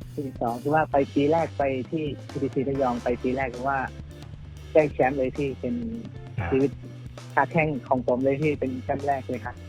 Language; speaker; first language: Thai; native; Thai